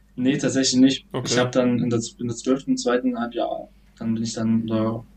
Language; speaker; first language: German; native; German